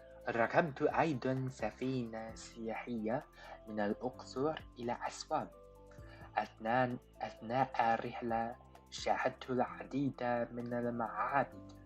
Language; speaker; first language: Arabic; non-native, fluent; Chinese